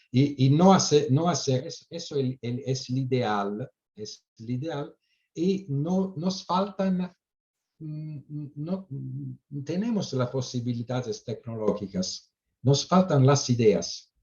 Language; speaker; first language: Spanish; non-native, fluent; Italian